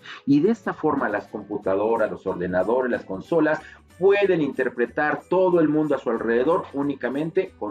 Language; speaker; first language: Spanish; native; Spanish